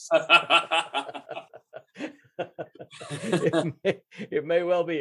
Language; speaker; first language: English; native; English